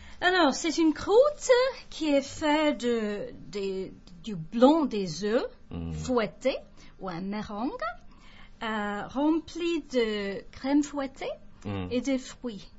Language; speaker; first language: French; non-native, fluent; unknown